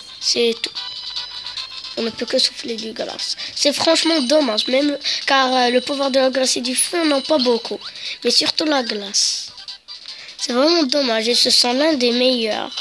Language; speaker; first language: French; native; French